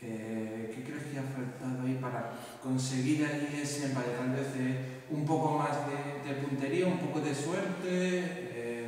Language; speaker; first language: Spanish; native; Spanish